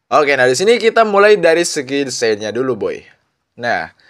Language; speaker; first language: Indonesian; non-native, local second language; Sundanese